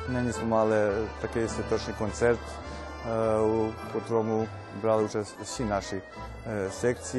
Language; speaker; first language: Ukrainian; early bilingual, heritage; Ukrainian